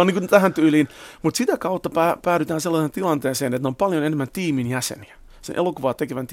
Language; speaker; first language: Finnish; native; Finnish